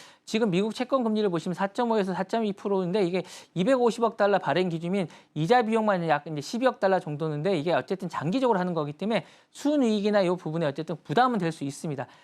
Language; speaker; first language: Korean; native; Korean